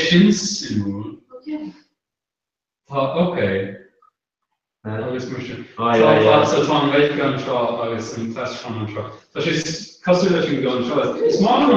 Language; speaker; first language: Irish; non-native, learner; English